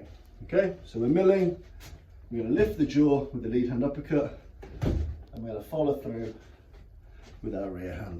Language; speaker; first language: English; native; English